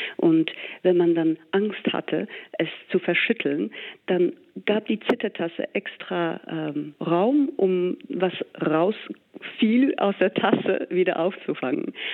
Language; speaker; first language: German; non-native, fluent; English